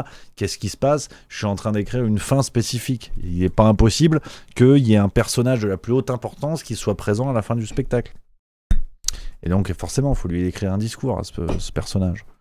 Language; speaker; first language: French; native; French